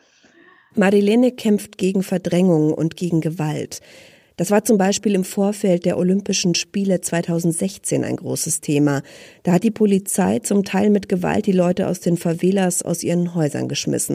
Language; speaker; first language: German; native; German